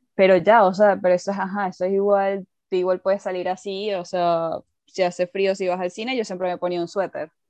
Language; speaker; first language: Spanish; native; Spanish